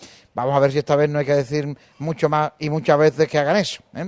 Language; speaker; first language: Spanish; native; Spanish